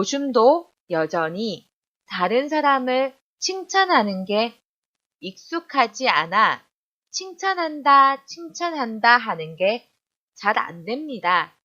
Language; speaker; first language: Korean; non-native, fluent; Chinese